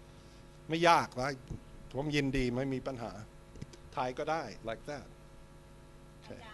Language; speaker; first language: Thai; non-native, fluent; English